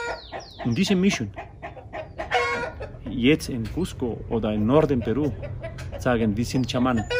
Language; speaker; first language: German; non-native, learner; Spanish